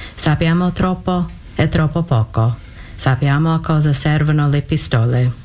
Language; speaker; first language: Italian; non-native, fluent; English